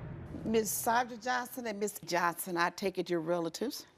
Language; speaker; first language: English; native; English